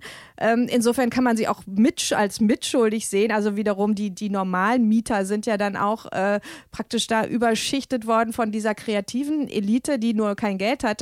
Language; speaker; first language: German; native; German